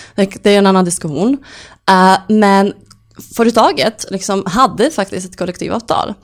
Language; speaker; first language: Swedish; non-native, fluent; Polish